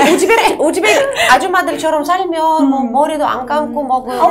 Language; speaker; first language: Korean; non-native, fluent; Russian